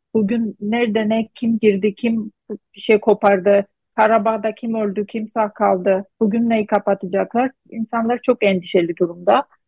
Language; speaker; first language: Turkish; non-native, fluent; Armenian